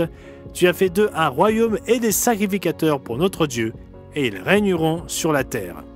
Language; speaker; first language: French; native; French